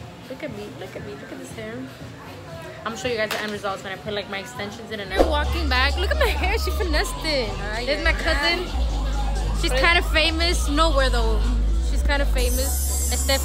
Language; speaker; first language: English; early bilingual, other home language; Spanish